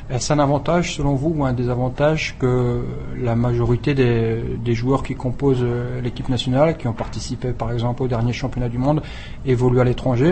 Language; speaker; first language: French; native; French